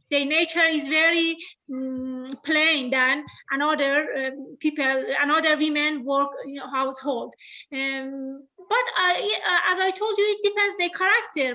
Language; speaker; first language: English; non-native, learner; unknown